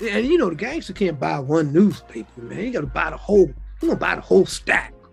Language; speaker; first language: English; native; English